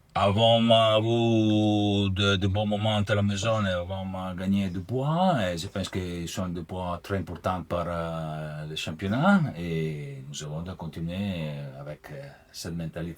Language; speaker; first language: French; non-native, learner; Italian